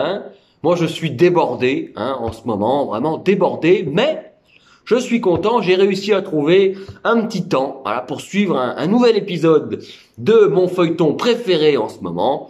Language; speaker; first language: French; native; French